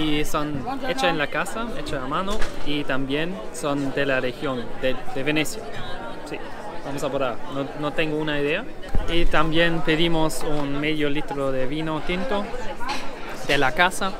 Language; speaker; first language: Spanish; non-native, learner; German